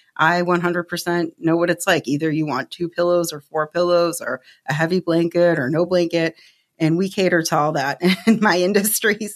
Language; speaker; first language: English; native; English